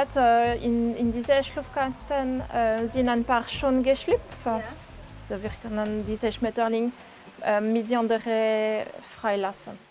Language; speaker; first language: German; non-native, local second language; French